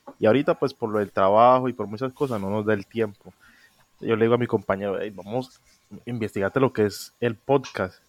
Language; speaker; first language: Spanish; native; Spanish